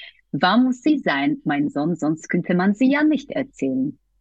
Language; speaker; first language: German; non-native, fluent; Polish